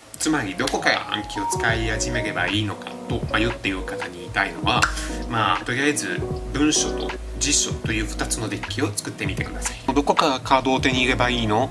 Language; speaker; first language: Japanese; non-native, fluent; Italian